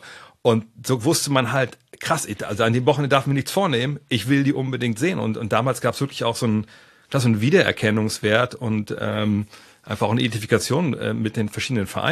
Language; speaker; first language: German; native; German